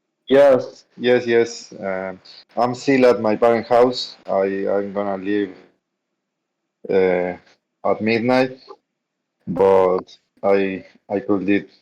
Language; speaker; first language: English; non-native, learner; Spanish